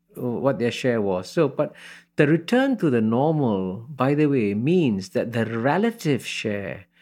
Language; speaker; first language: English; early bilingual, other home language; Hindi